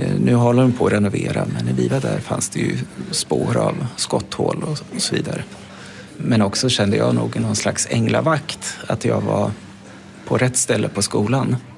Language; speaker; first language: Swedish; native; Swedish